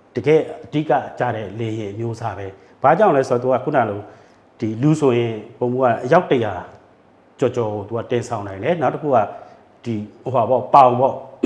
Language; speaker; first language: Burmese; native; Burmese